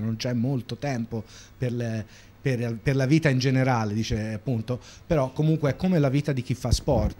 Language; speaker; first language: Italian; native; Italian